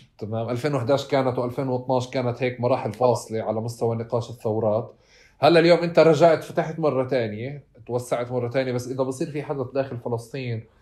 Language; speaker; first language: Arabic; native; Arabic